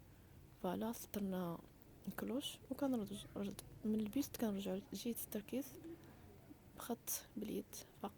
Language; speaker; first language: Arabic; native; Arabic